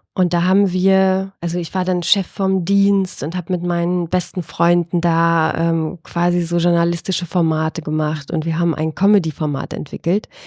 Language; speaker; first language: German; early bilingual, other home language; Albanian